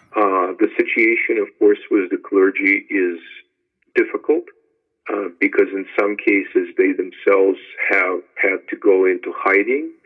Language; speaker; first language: English; non-native, fluent; Ukrainian